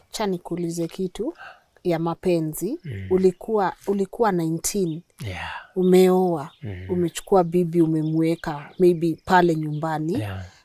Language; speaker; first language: Swahili; native; Swahili